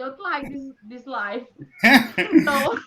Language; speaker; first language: English; non-native, learner; Portuguese